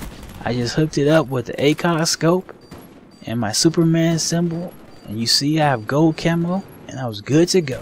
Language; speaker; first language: English; native; English